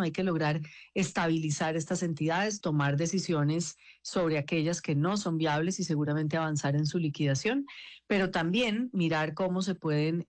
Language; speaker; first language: Spanish; native; Spanish